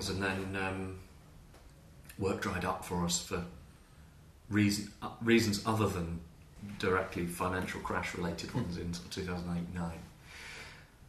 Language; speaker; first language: English; native; English